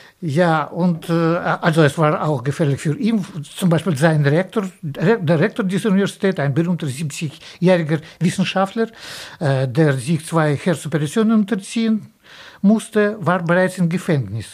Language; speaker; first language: German; non-native, fluent; Russian